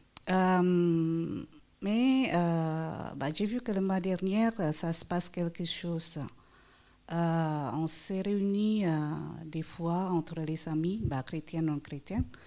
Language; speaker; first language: French; non-native, fluent; Indonesian